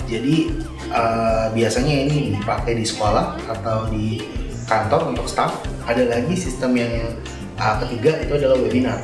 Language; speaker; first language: Indonesian; native; Indonesian